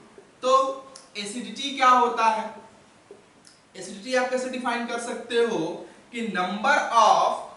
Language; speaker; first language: Hindi; native; Hindi